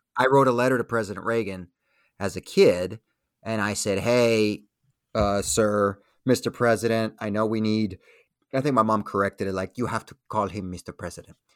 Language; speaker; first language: English; early bilingual, other home language; Spanish